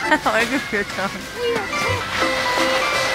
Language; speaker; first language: Korean; non-native, learner; German